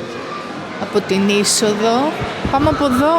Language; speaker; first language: Greek; native; Greek